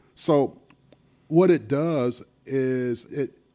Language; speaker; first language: English; native; English